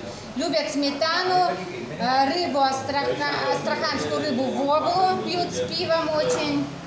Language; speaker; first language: Russian; non-native, learner; Vietnamese